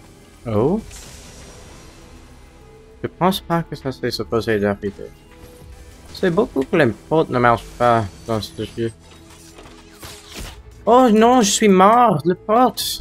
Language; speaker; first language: French; non-native, local second language; English